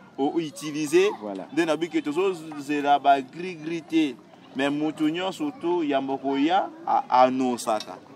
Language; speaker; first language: Lingala; non-native, local second language; Kongo